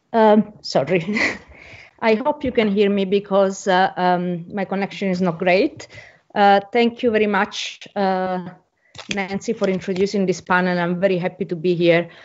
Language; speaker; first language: English; non-native, fluent; Italian